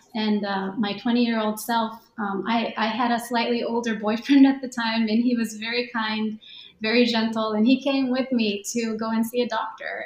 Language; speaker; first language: English; early bilingual, other home language; Japanese